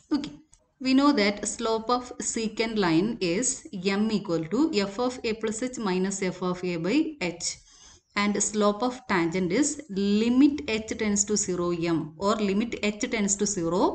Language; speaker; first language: English; non-native, local second language; Malayalam